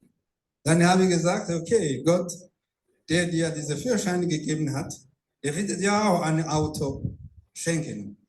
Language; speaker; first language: German; non-native, fluent; Rundi